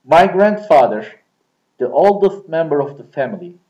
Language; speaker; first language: English; non-native, fluent; Turkish